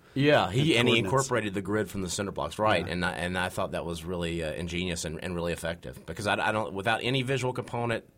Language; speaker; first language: English; native; English